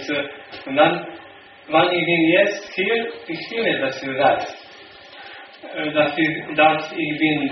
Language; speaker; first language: German; non-native, learner; Slovenian